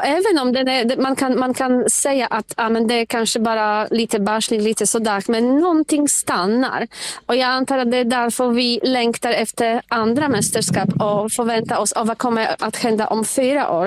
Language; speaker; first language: Swedish; non-native, fluent; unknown